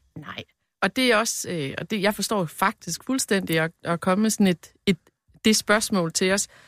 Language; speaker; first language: Danish; native; Danish